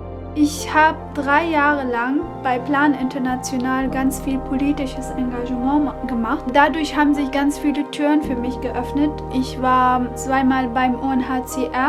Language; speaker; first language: German; non-native, fluent; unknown